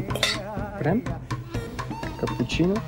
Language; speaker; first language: Russian; non-native, learner; French